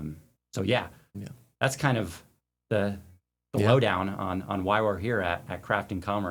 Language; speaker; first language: English; native; English